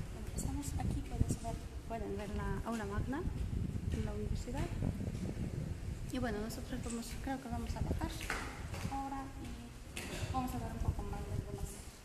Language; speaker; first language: Spanish; non-native, fluent; Polish